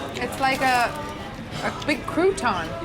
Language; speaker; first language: English; native; English